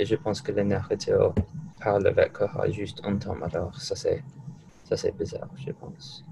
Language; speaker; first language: French; non-native, learner; English